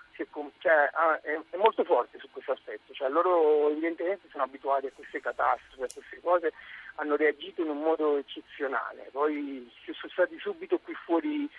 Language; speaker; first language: Italian; native; Italian